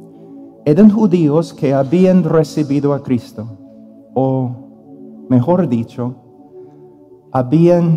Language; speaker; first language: Spanish; non-native, fluent; English